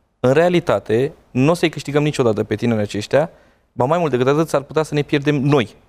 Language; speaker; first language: Romanian; native; Romanian